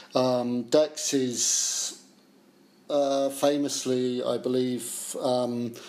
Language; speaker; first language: English; native; English